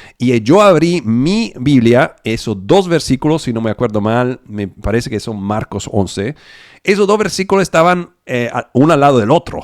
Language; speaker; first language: Spanish; non-native, fluent; Italian